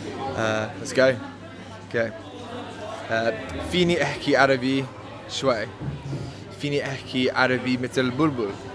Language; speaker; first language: Arabic; non-native, learner; English